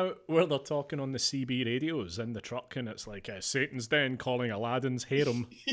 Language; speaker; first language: English; native; English